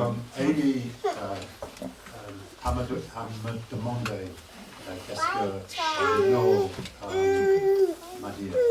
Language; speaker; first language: French; non-native, learner; English